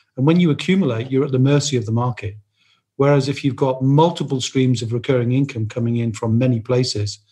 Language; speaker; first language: English; native; English